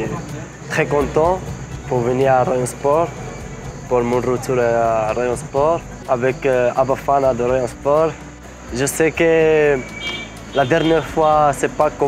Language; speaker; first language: French; non-native, learner; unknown